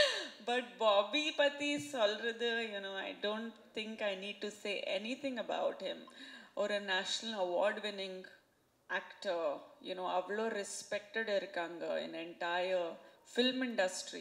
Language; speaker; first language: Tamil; non-native, fluent; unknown